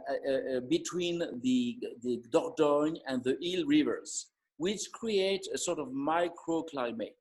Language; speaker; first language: English; non-native, fluent; French